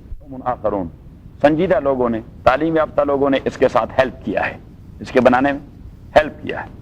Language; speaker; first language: Urdu; non-native, local second language; Pashto